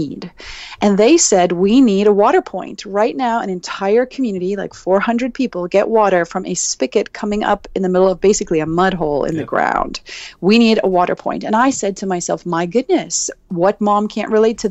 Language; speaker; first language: English; native; English